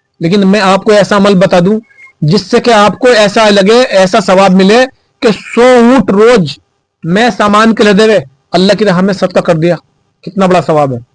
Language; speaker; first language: Urdu; native; Urdu